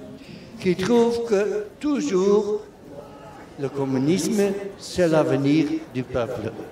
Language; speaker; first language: French; non-native, local second language; Dutch